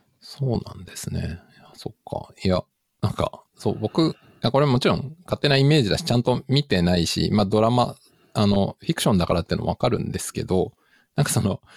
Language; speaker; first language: Japanese; native; Japanese